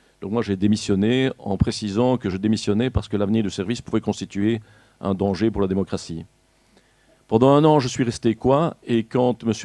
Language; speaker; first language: French; native; French